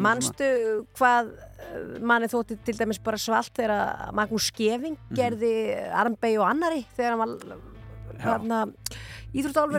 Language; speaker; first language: Icelandic; native; Icelandic